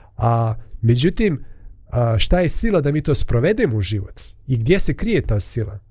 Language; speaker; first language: Bosnian; native; Bosnian